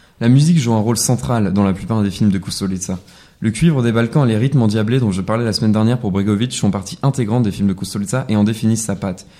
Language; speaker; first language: French; native; French